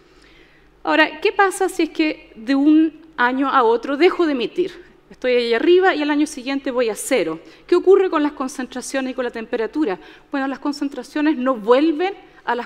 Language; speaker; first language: Spanish; native; Spanish